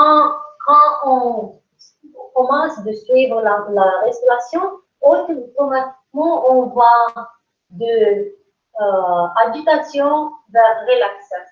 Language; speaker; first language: French; non-native, learner; English